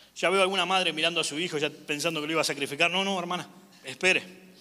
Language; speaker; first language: Spanish; native; Spanish